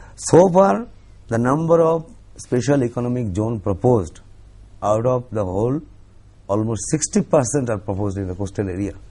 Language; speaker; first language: English; non-native, local second language; Bangla